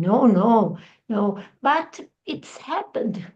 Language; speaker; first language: English; non-native, learner; Portuguese